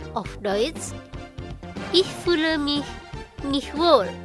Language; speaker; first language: German; non-native, learner; Indonesian